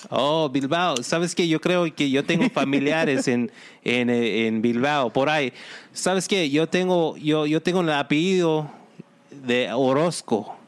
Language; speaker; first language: Spanish; non-native, learner; English